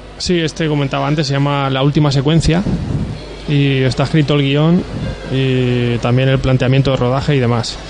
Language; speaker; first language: Spanish; native; Spanish